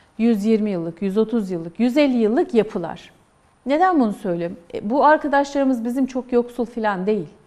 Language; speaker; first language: Turkish; native; Turkish